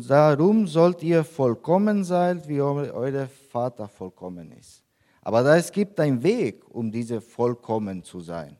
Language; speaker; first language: German; non-native, fluent; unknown